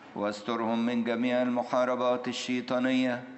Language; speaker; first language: Arabic; native; Arabic